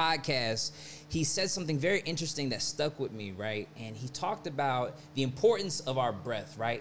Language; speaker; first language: English; native; English